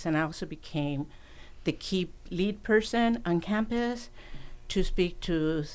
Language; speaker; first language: English; native; English